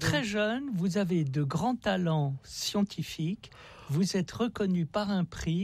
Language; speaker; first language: French; native; French